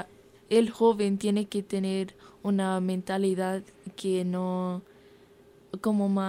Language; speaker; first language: Spanish; early bilingual, heritage; Spanish